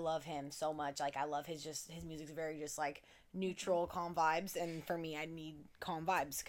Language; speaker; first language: English; native; English